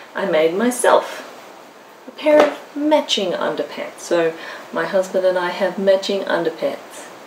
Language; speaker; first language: English; native; English